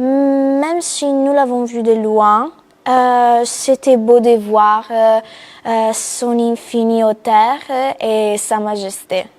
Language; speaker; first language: French; non-native, fluent; Italian